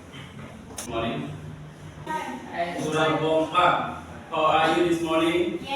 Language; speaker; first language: English; non-native, learner; Indonesian